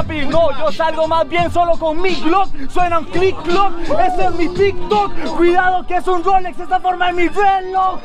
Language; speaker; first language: Spanish; native; Spanish